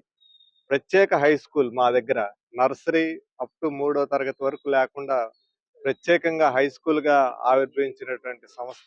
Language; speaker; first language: Telugu; native; Telugu